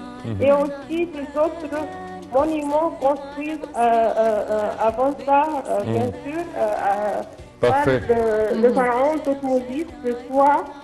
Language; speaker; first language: French; non-native, local second language; Arabic